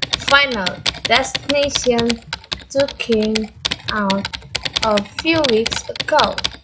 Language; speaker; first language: English; non-native, learner; Indonesian